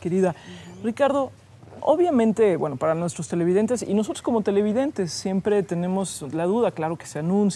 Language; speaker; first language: Spanish; native; Spanish